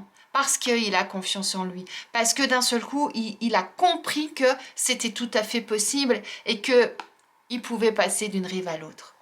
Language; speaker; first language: French; native; French